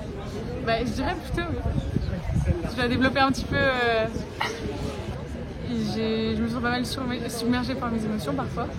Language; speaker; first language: French; native; French